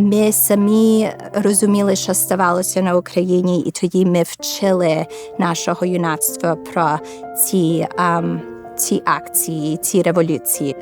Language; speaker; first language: Ukrainian; early bilingual, heritage; Ukrainian